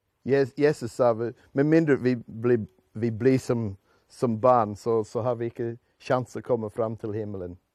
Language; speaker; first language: Norwegian; non-native, fluent; English